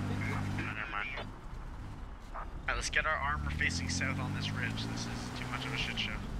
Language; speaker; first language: English; native; English